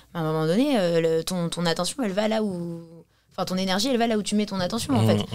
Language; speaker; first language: French; early bilingual, heritage; English